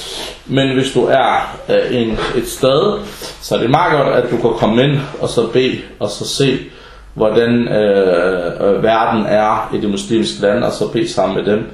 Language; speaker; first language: Danish; non-native, fluent; Arabic